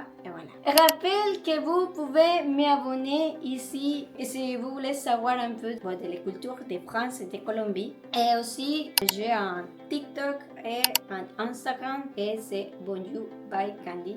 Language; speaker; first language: French; non-native, learner; Spanish